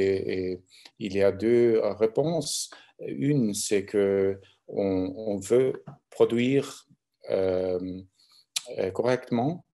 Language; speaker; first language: French; non-native, local second language; German